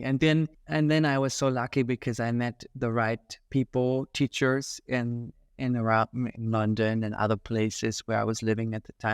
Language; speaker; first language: English; non-native, fluent; German